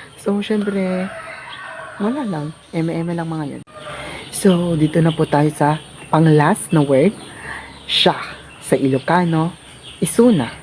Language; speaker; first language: Filipino; non-native, local second language; Iloko